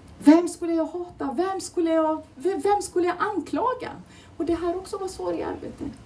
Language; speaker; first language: Swedish; non-native, fluent; Turoyo